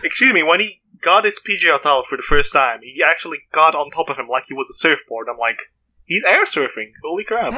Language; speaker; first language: English; non-native, fluent; Portuguese